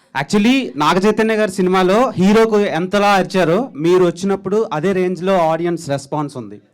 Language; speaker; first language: Telugu; native; Telugu